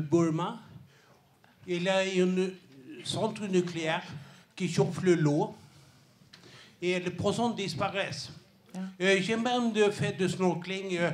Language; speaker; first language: French; non-native, learner; Swedish